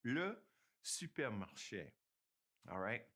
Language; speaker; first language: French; non-native, fluent; English